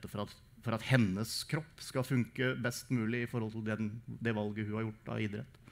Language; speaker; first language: Norwegian; native; Norwegian